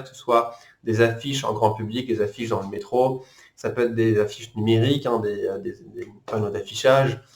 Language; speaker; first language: French; native; French